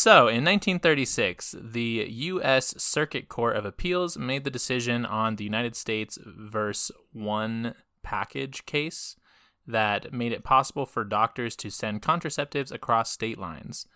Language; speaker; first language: English; native; English